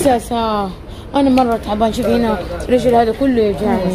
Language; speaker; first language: Arabic; native; Arabic